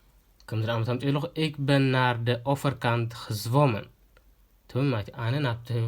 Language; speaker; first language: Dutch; non-native, fluent; Tigrinya